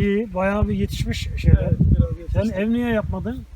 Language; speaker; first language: Turkish; native; Turkish